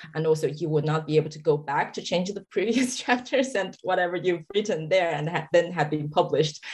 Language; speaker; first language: English; non-native, fluent; Chinese